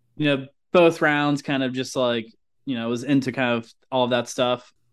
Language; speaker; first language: English; native; English